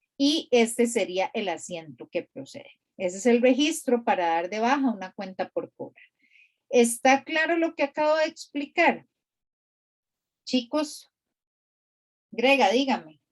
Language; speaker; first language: Spanish; native; Spanish